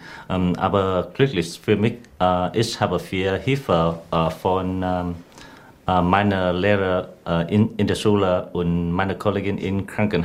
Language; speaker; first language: German; non-native, learner; Vietnamese